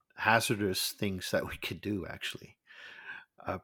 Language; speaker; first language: English; non-native, fluent; Dutch